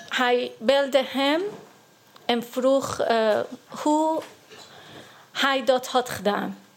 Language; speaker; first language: Dutch; non-native, learner; Persian